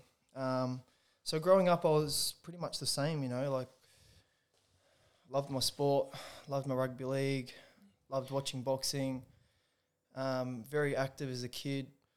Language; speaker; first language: English; native; English